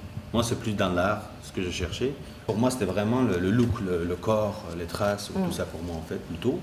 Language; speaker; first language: French; non-native, fluent; Kurdish